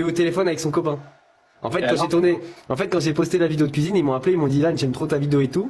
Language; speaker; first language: French; native; French